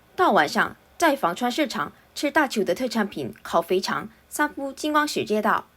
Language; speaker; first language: Chinese; non-native, learner; Korean